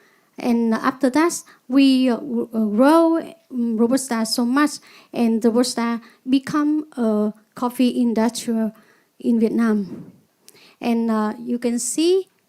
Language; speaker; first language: English; non-native, learner; Vietnamese